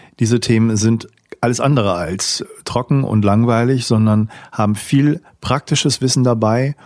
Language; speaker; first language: German; native; German